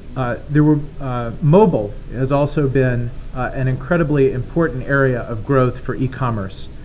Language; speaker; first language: English; native; English